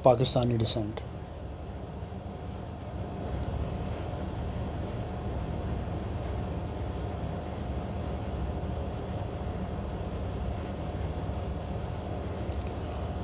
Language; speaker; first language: English; non-native, local second language; Hindi